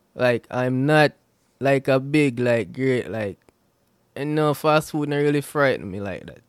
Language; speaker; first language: English; non-native, local second language; Jamaican Creole English